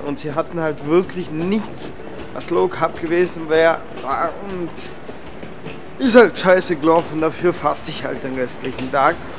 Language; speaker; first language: German; native; German